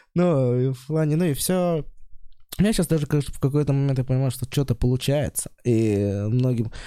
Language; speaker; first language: Russian; native; Russian